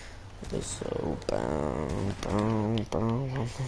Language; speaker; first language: Portuguese; native; Portuguese